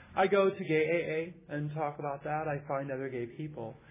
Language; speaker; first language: English; native; English